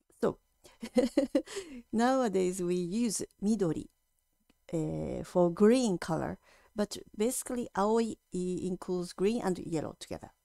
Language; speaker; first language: English; non-native, fluent; Japanese